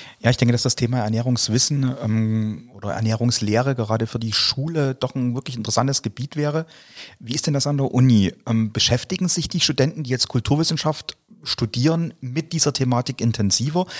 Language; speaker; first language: German; native; German